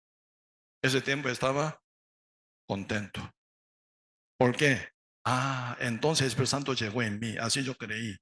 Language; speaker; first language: Spanish; non-native, learner; Korean